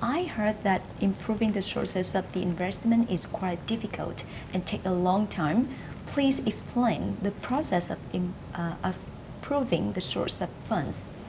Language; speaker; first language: English; non-native, fluent; Vietnamese